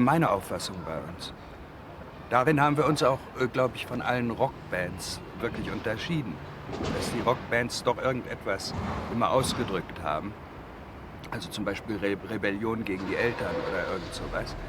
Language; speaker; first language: German; native; German